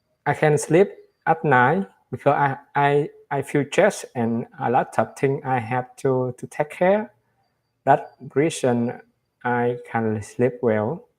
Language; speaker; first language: English; non-native, learner; Vietnamese